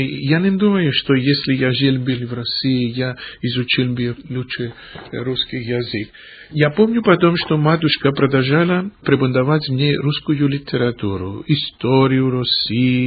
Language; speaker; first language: Russian; non-native, fluent; Greek